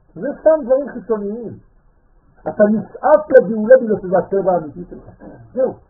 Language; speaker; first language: Hebrew; non-native, fluent; French